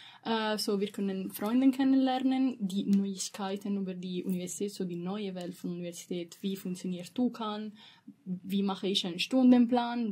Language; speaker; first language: German; non-native, learner; Italian